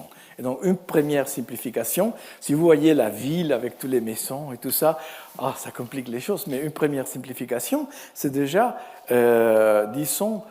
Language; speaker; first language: French; non-native, fluent; Spanish